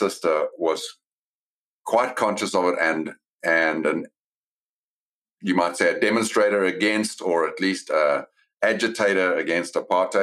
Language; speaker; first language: English; native; English